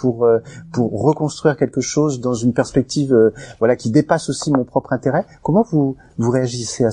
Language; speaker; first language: French; native; French